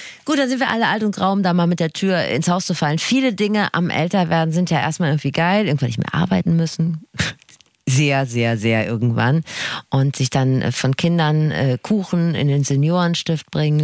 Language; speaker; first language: German; native; German